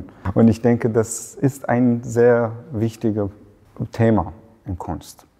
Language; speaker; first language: German; non-native, fluent; Persian